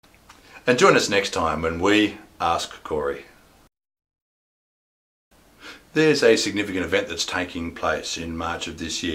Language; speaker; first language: English; native; English